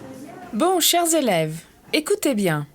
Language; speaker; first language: French; non-native, fluent; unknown